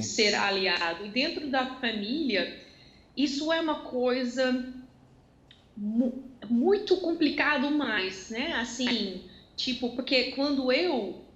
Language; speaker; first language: Portuguese; non-native, fluent; Dutch